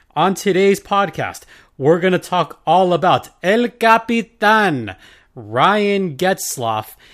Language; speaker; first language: English; native; English